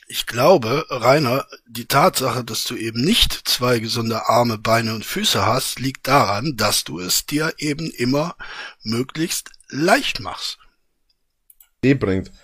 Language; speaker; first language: German; native; German